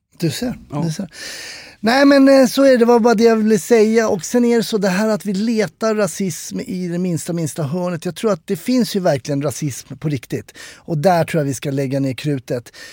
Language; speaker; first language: Swedish; native; Swedish